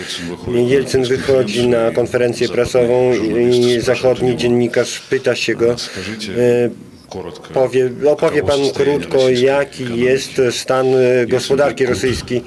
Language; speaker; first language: Polish; non-native, fluent; Russian